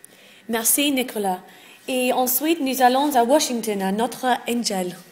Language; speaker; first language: French; non-native, learner; English